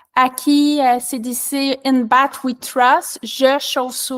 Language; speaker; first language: Spanish; non-native, learner; French